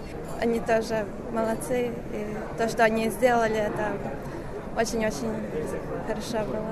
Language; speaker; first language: Russian; non-native, fluent; Latvian